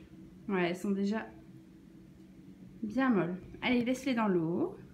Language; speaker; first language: French; native; French